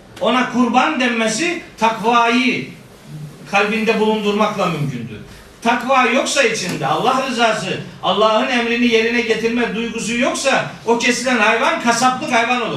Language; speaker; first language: Turkish; native; Turkish